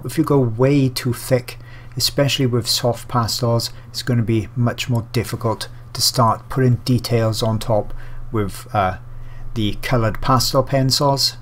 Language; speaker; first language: English; native; English